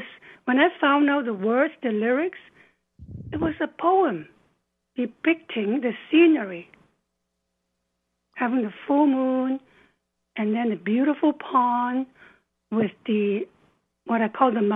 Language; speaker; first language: English; non-native, local second language; Cantonese